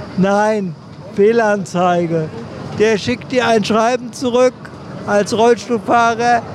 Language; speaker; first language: German; native; German